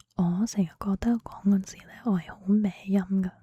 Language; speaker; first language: Cantonese; early bilingual, heritage; Cantonese